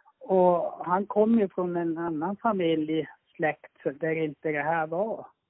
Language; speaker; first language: Swedish; early bilingual, other home language; Finnish